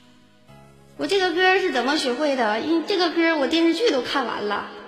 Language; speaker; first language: Chinese; native; Chinese